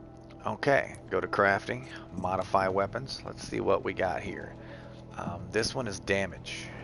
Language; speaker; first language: English; native; English